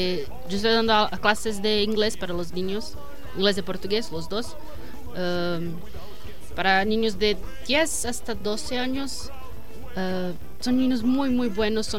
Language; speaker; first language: Spanish; non-native, learner; Portuguese